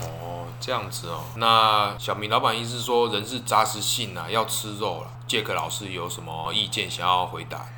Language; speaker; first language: Chinese; native; Chinese